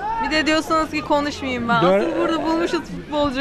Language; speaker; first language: Turkish; native; Turkish